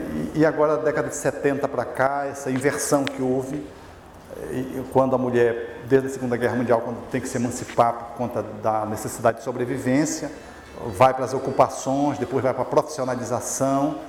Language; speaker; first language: Portuguese; native; Portuguese